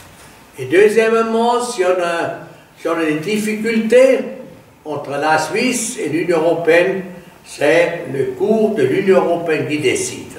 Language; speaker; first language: French; non-native, fluent; German